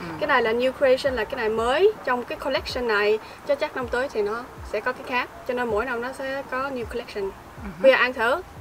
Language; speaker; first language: Vietnamese; early bilingual, heritage; Vietnamese